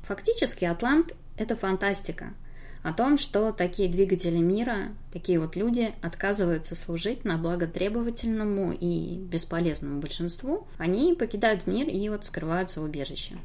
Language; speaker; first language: Russian; native; Russian